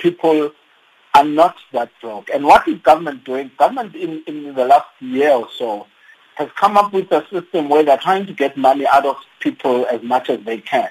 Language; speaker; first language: English; non-native, local second language; Swati